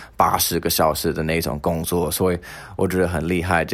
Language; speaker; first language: Chinese; non-native, fluent; English